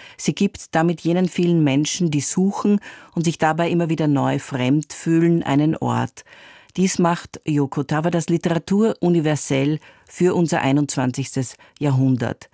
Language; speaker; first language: German; native; German